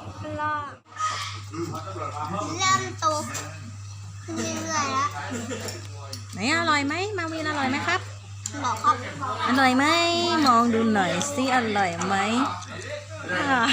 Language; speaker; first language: Thai; native; Thai